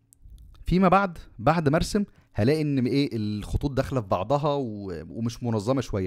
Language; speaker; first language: Arabic; native; Arabic